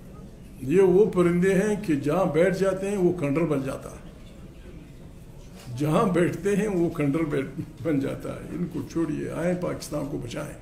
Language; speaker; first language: Urdu; non-native, local second language; Pashto